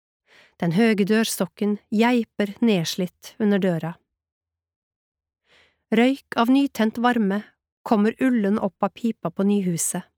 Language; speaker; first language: Norwegian; native; Norwegian